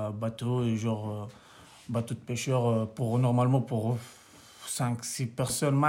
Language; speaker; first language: French; non-native, local second language; Arabic